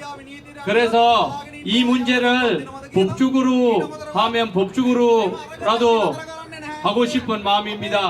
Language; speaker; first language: Korean; non-native, fluent; Sinhala